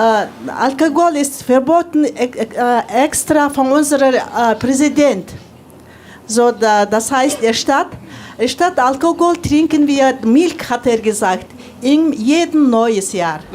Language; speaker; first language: German; non-native, learner; Mongolian